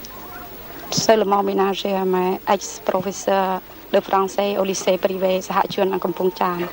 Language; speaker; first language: French; non-native, fluent; Khmer